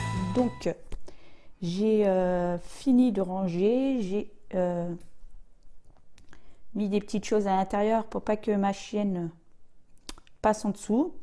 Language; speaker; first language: French; native; French